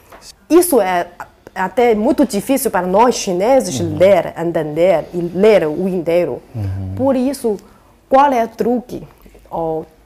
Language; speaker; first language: Portuguese; non-native, fluent; Chinese